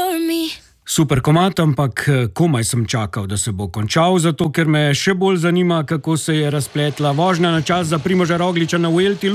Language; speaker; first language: Slovenian; native; Slovenian